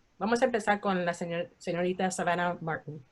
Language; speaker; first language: Spanish; early bilingual, heritage; Spanish